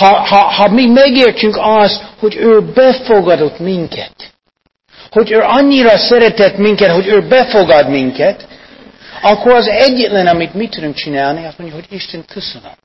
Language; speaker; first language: Hungarian; non-native, fluent; English